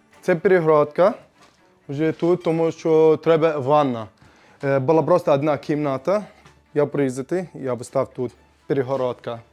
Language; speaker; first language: Ukrainian; non-native, learner; Arabic